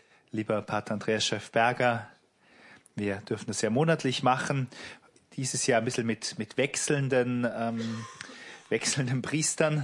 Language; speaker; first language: German; native; German